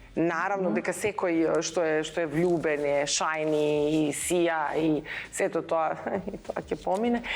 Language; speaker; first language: Macedonian; early bilingual, other home language; Serbian